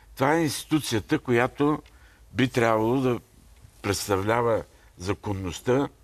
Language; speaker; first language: Bulgarian; native; Bulgarian